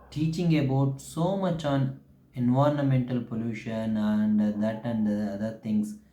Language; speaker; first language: English; non-native, local second language; Kannada